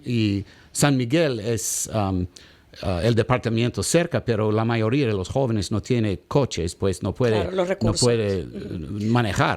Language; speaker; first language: Spanish; non-native, learner; English